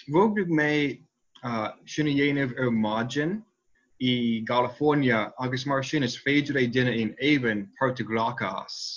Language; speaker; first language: Irish; non-native, fluent; English